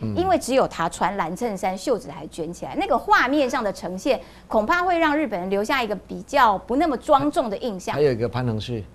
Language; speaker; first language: Chinese; native; Chinese